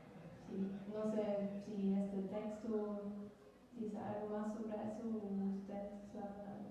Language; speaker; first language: Spanish; non-native, learner; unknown